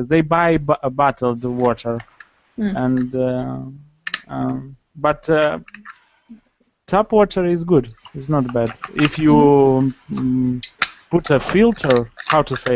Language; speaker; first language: English; non-native, learner; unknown